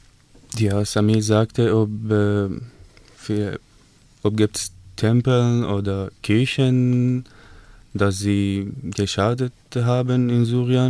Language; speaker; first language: German; non-native, learner; Arabic